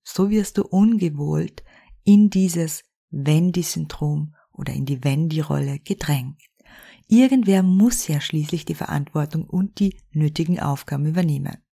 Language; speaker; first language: German; native; German